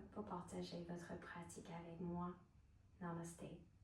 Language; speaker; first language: French; non-native, fluent; English